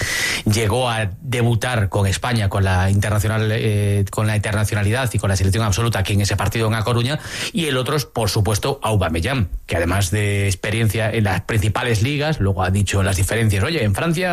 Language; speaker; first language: Spanish; native; Spanish